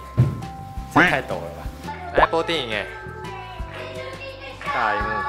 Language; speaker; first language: Chinese; native; Chinese